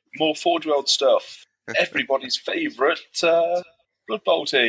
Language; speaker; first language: English; native; English